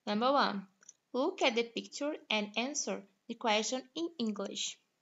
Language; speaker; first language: English; non-native, fluent; Portuguese